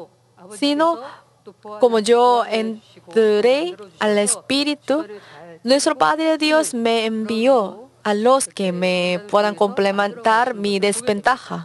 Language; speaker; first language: Spanish; non-native, learner; Korean